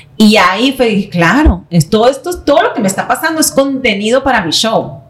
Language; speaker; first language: Spanish; native; Spanish